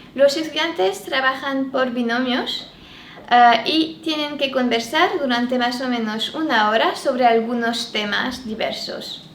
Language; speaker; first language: Spanish; non-native, fluent; French